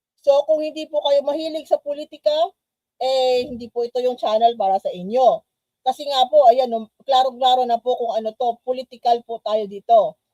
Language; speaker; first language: Filipino; non-native, local second language; Cebuano